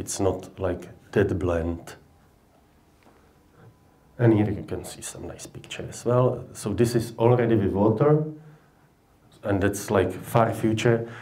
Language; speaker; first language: English; non-native, fluent; Czech